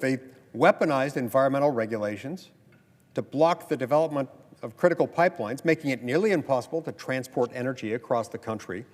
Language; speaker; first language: English; native; English